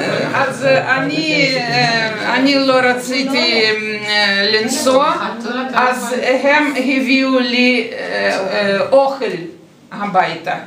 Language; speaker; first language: Hebrew; non-native, fluent; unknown